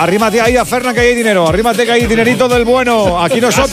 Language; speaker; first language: Spanish; native; Spanish